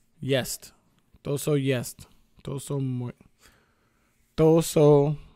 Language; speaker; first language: Polish; non-native, learner; English